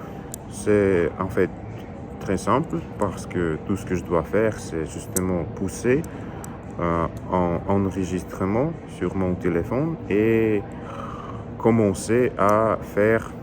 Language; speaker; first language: French; non-native, learner; Russian